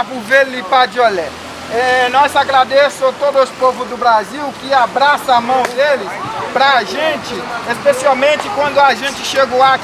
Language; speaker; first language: Portuguese; non-native, learner; Haitian Creole